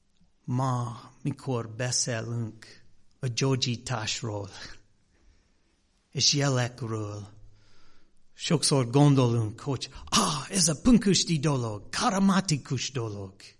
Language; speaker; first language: Hungarian; non-native, fluent; English